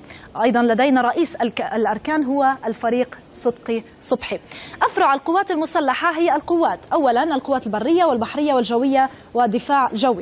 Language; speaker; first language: Arabic; native; Arabic